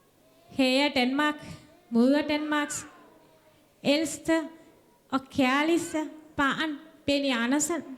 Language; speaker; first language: Danish; non-native, fluent; Tamil